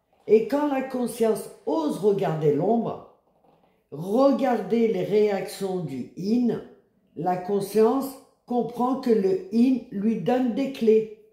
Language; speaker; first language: French; native; French